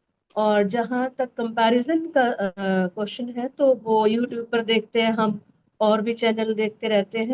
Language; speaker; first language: Hindi; native; Hindi